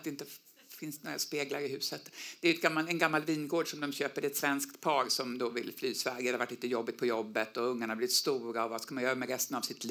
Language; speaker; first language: Swedish; native; Swedish